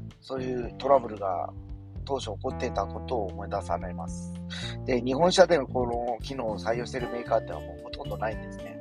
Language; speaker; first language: Japanese; native; Japanese